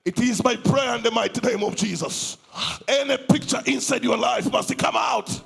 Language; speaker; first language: English; non-native, local second language; Swahili